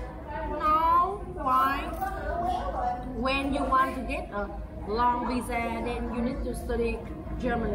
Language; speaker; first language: English; non-native, learner; Vietnamese